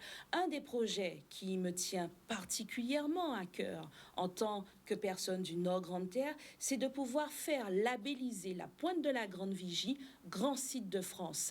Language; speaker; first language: French; native; French